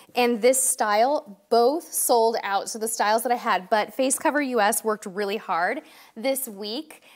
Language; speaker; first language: English; native; English